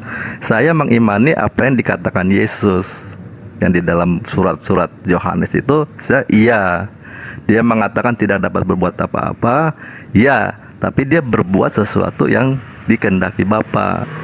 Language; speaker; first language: Indonesian; native; Indonesian